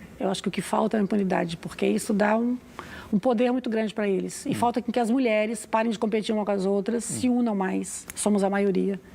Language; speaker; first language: Portuguese; native; Portuguese